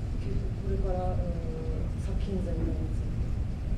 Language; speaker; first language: Japanese; native; Japanese